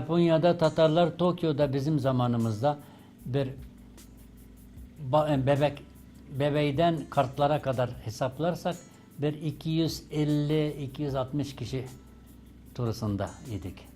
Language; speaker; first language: Turkish; non-native, learner; Tatar